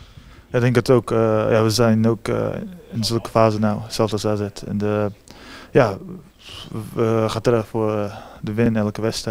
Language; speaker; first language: Dutch; early bilingual, heritage; Japanese